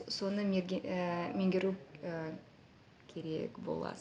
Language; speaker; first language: Kazakh; non-native, local second language; Russian